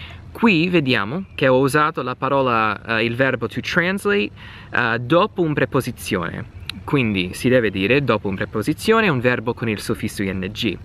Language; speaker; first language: Italian; non-native, fluent; English